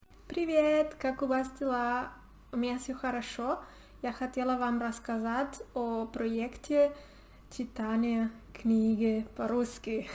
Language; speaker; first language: Russian; non-native, learner; Spanish